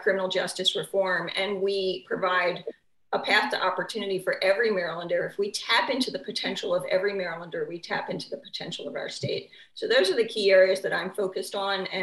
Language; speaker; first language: English; native; English